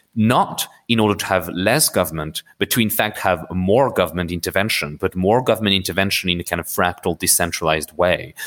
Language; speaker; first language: English; early bilingual, other home language; Arabic